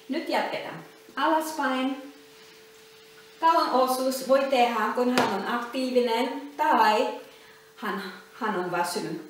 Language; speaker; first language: Finnish; non-native, learner; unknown